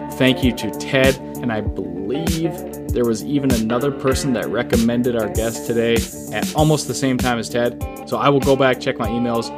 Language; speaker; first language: English; native; English